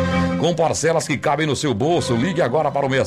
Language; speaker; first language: Portuguese; native; Portuguese